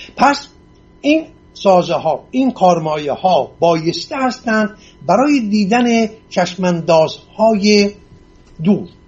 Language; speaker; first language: Persian; non-native, local second language; Assyrian Neo-Aramaic